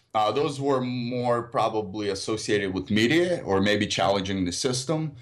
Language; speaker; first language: English; early bilingual, other home language; Russian